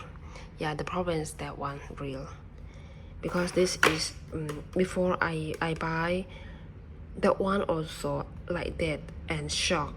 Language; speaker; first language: English; non-native, learner; Burmese